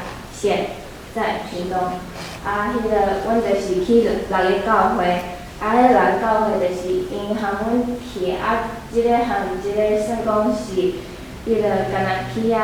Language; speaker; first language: Chinese; early bilingual, heritage; Chinese